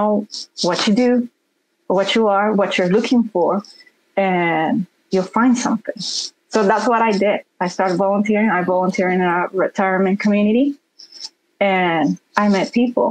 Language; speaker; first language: English; non-native, fluent; Spanish